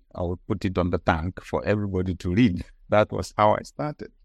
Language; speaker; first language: English; non-native, local second language; Yoruba